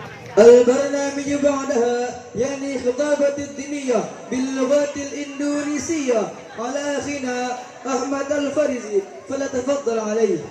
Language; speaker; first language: Arabic; non-native, learner; Indonesian